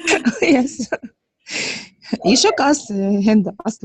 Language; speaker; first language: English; non-native, learner; Arabic